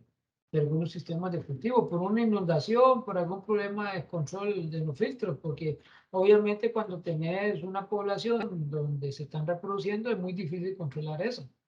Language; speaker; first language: Spanish; native; Spanish